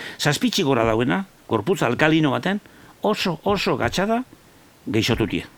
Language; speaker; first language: Basque; native; Basque